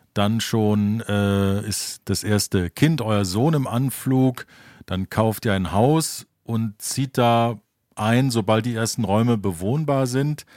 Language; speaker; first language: German; native; German